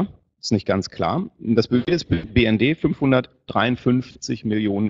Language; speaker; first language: German; native; German